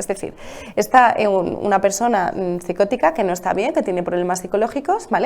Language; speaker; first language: Spanish; native; Spanish